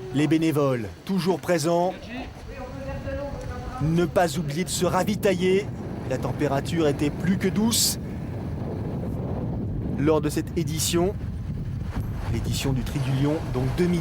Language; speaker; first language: French; native; French